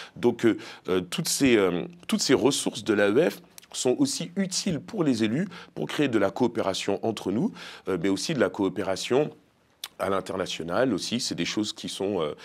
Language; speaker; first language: French; native; French